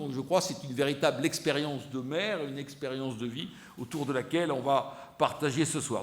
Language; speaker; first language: French; native; French